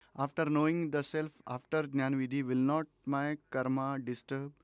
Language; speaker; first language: English; non-native, local second language; Marathi